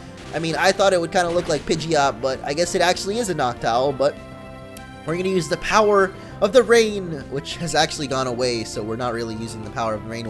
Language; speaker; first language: English; native; English